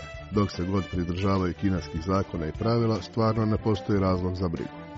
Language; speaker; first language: Croatian; native; Croatian